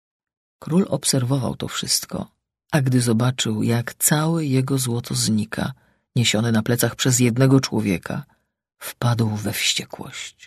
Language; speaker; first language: Polish; native; Polish